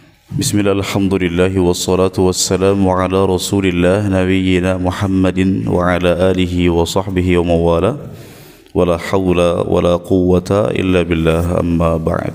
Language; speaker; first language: Arabic; non-native, fluent; Indonesian